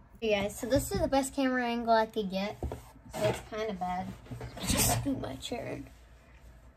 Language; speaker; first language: English; native; English